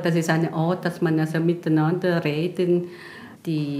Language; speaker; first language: German; non-native, learner; Vietnamese